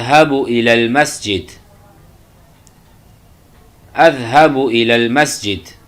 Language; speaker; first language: Arabic; non-native, fluent; Urdu